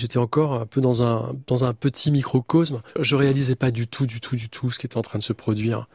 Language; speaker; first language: French; native; French